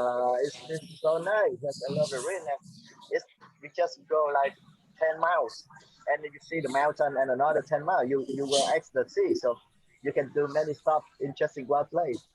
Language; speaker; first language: English; non-native, fluent; Vietnamese